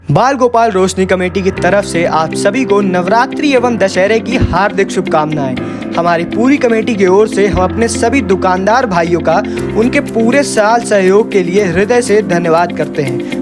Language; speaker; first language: Hindi; native; Hindi